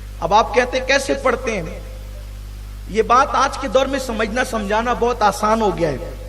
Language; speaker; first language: Urdu; native; Urdu